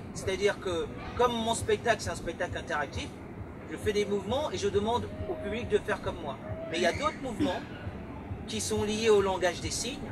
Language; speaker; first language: French; early bilingual, other home language; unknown